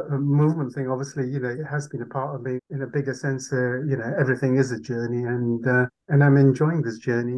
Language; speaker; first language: English; non-native, local second language; Urdu